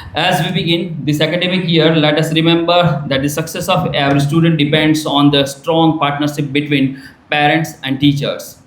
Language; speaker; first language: English; non-native, local second language; Gujarati